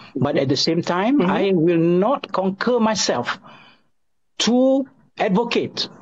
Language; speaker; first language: English; non-native, local second language; Malay